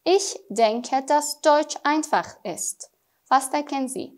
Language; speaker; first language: German; non-native, fluent; Persian